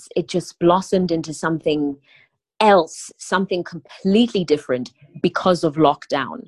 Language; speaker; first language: English; non-native, local second language; Tswana